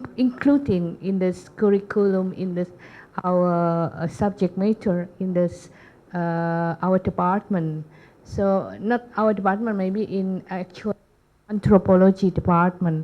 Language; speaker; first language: English; non-native, learner; Indonesian